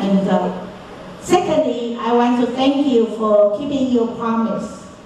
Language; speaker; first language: English; non-native, fluent; Chinese